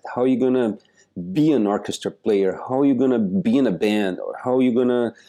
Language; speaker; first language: English; non-native, fluent; Portuguese